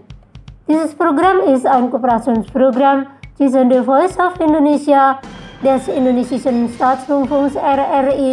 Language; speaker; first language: German; non-native, fluent; Indonesian